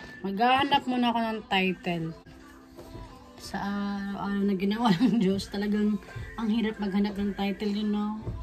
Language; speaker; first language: Filipino; native; Filipino